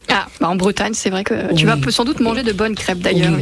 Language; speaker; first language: French; native; French